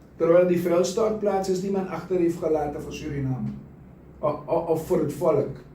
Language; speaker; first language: Dutch; native; Dutch